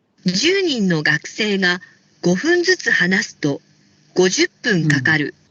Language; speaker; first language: Japanese; non-native, learner; Indonesian